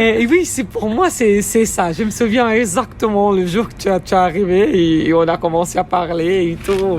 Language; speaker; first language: French; non-native, learner; Portuguese